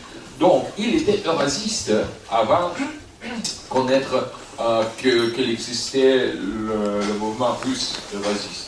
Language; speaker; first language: French; non-native, fluent; Russian